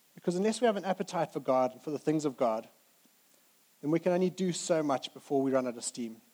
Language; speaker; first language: English; native; English